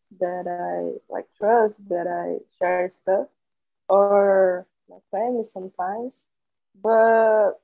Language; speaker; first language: English; non-native, learner; Portuguese